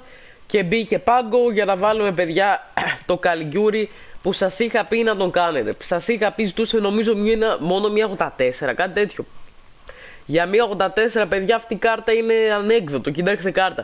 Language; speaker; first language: Greek; native; Greek